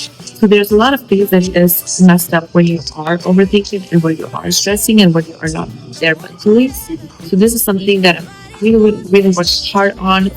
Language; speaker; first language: English; non-native, fluent; Lithuanian